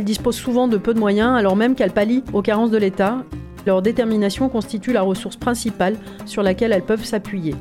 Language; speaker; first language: French; native; French